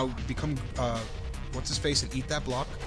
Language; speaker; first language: English; native; English